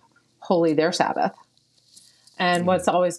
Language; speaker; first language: English; native; English